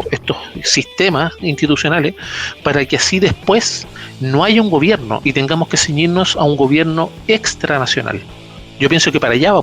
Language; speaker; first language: Spanish; native; Spanish